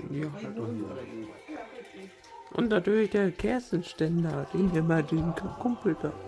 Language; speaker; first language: German; native; German